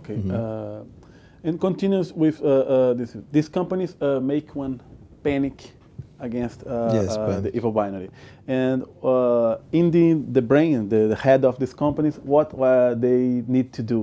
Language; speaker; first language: English; non-native, learner; Portuguese